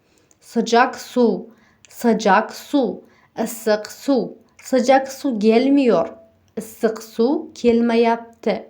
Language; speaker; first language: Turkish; non-native, fluent; Uzbek